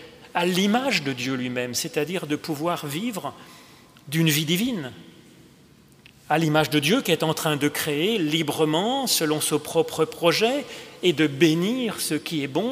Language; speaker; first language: French; native; French